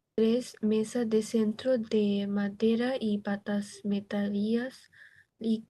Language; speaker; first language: Spanish; non-native, learner; Bangla